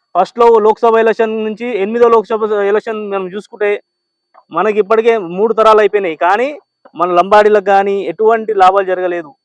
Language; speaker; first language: Telugu; non-native, local second language; Lambadi